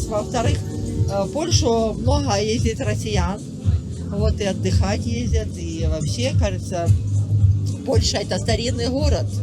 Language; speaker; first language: Russian; native; Russian